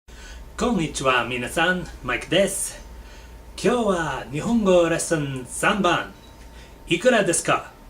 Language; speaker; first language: Japanese; non-native, learner; English